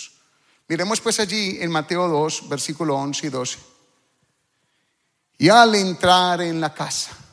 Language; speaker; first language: Spanish; native; Spanish